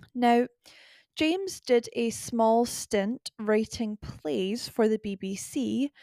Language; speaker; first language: English; native; English